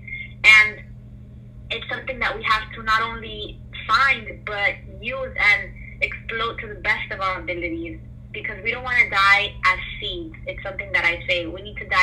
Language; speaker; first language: English; native; English